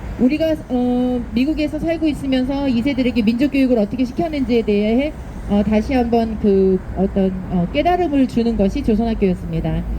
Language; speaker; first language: Korean; native; Korean